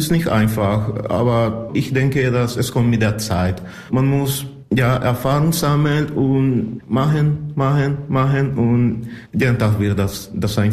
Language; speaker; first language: German; non-native, learner; Spanish